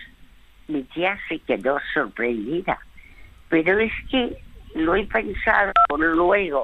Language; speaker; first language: Spanish; early bilingual, other home language; French